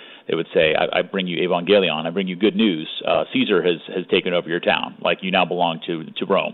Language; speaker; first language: English; native; English